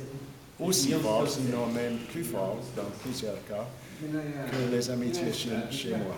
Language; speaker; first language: French; non-native, fluent; English